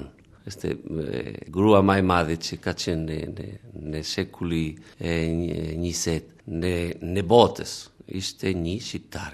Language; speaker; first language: Albanian; non-native, learner; Spanish